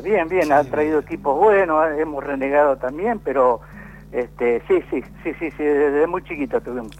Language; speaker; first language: Spanish; native; Spanish